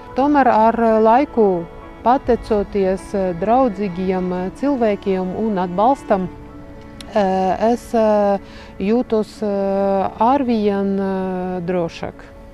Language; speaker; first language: Latvian; non-native, learner; Ukrainian